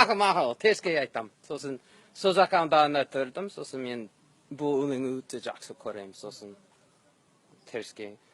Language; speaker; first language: Kazakh; non-native, learner; English